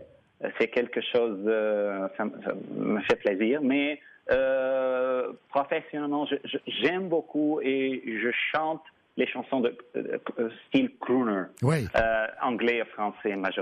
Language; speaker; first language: French; non-native, fluent; Arabic